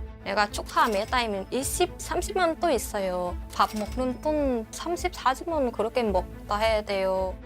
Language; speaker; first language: Korean; non-native, learner; Vietnamese